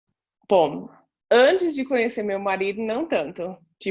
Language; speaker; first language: Portuguese; non-native, fluent; English